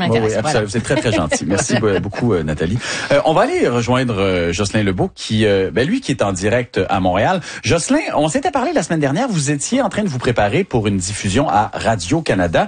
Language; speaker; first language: French; native; French